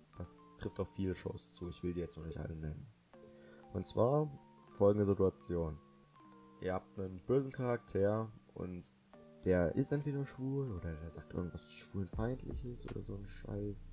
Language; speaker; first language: German; native; German